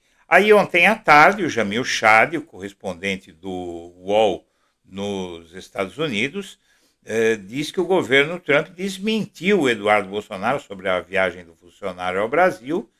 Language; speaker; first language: Portuguese; native; Portuguese